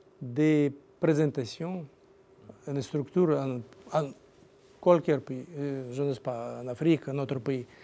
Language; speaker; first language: French; non-native, learner; Russian